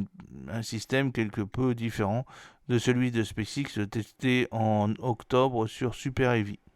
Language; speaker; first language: French; native; French